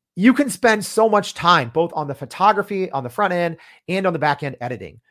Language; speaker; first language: English; native; English